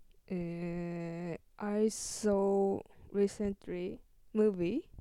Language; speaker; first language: English; non-native, learner; Japanese